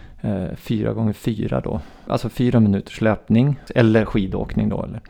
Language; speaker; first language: Swedish; native; Swedish